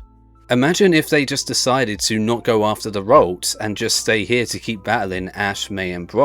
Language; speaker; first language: English; native; English